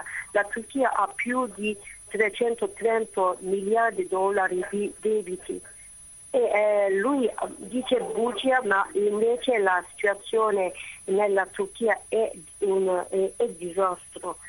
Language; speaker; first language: Italian; non-native, fluent; Turkish